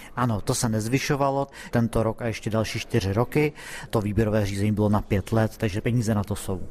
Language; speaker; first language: Czech; native; Czech